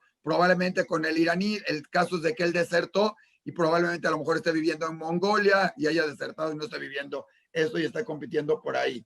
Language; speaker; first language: Spanish; native; Spanish